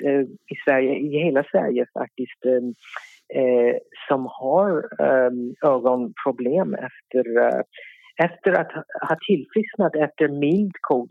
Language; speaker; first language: Swedish; non-native, fluent; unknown